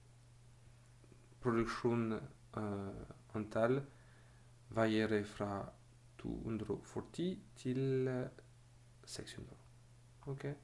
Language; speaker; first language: Norwegian; non-native, learner; French